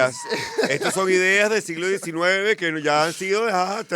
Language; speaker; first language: Spanish; native; Spanish